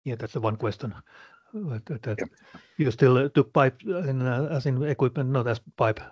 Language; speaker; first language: English; non-native, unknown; Finnish